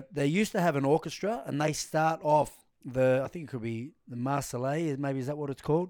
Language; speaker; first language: English; native; English